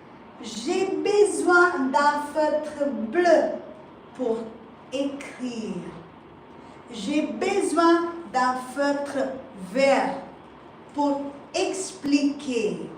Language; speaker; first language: French; non-native, fluent; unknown